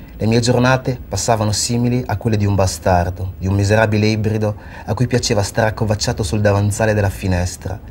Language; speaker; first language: Italian; early bilingual, other home language; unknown